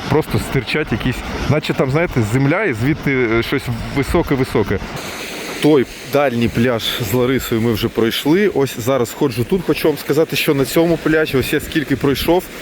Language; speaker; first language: Ukrainian; non-native, local second language; Russian